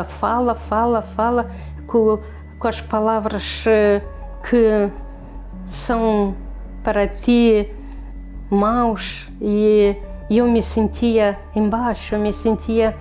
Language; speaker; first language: Portuguese; non-native, fluent; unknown